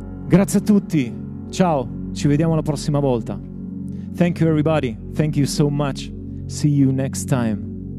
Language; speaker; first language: English; non-native, fluent; Italian